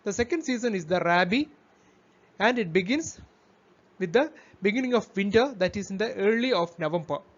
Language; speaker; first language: English; non-native, local second language; Malayalam